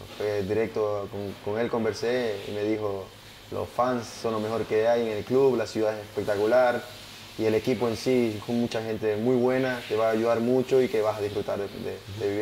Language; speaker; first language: Spanish; native; Spanish